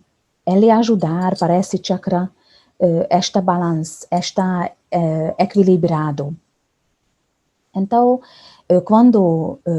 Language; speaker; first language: Portuguese; non-native, fluent; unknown